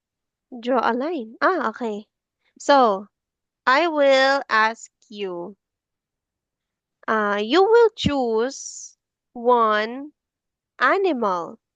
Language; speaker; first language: English; non-native, fluent; Filipino